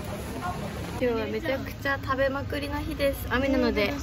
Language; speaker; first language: Japanese; native; Japanese